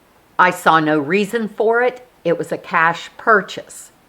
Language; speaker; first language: English; native; English